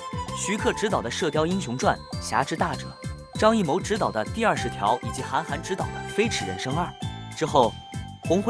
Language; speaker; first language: Chinese; native; Chinese